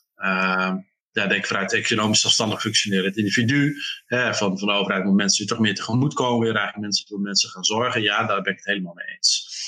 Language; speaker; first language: Dutch; native; Dutch